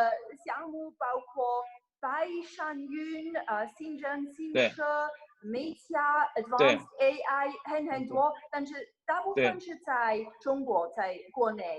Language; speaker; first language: Chinese; non-native, fluent; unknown